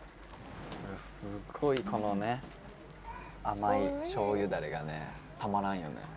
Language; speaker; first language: Japanese; native; Japanese